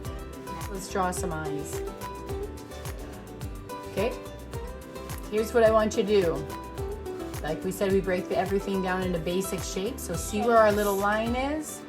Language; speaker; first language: English; native; English